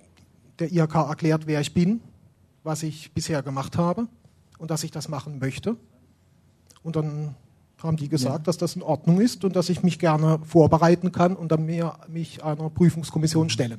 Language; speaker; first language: German; native; German